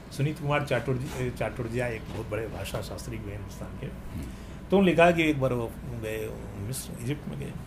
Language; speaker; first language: Hindi; native; Hindi